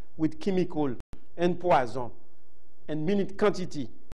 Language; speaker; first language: English; non-native, fluent; Haitian Creole